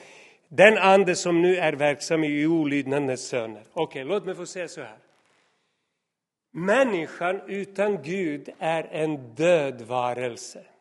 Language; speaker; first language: Swedish; non-native, fluent; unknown